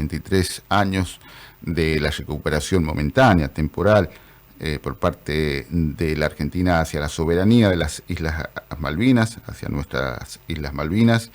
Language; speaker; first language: Spanish; native; Spanish